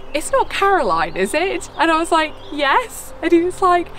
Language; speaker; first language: English; native; English